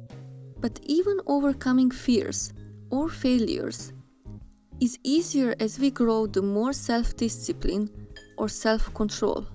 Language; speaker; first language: English; non-native, fluent; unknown